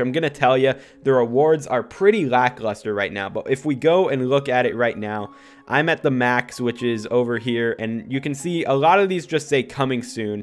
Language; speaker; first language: English; native; English